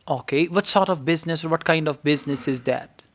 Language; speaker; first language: English; non-native, local second language; Urdu